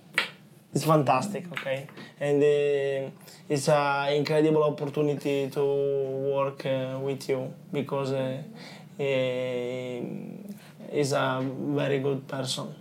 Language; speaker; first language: English; non-native, learner; Italian